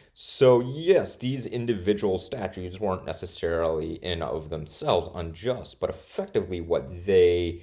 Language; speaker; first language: English; native; English